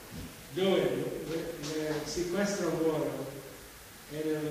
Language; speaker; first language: Italian; non-native, fluent; English